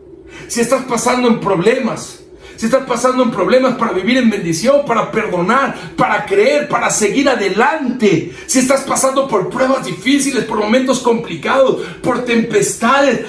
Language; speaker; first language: Spanish; native; Spanish